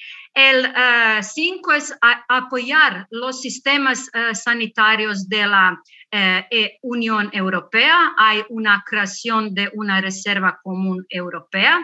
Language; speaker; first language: Spanish; non-native, learner; Croatian